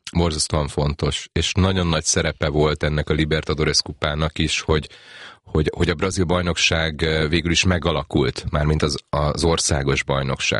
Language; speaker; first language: Hungarian; native; Hungarian